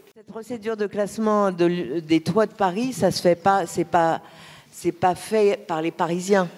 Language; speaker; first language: French; native; French